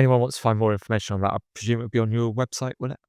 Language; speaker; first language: English; native; English